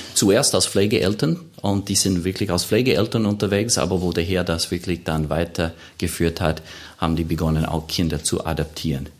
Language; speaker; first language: German; non-native, fluent; English